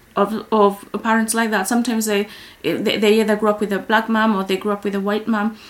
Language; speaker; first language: English; non-native, local second language; Kikuyu